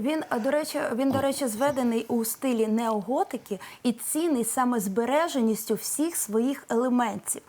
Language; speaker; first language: Ukrainian; native; Ukrainian